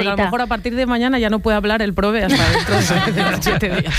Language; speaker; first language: Spanish; native; Spanish